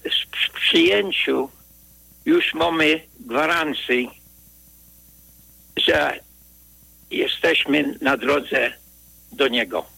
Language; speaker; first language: Polish; early bilingual, heritage; Polish